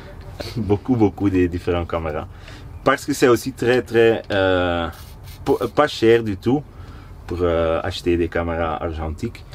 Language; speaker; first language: French; non-native, local second language; Dutch